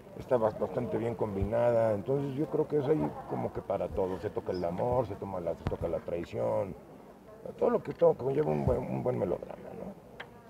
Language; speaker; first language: Spanish; native; Spanish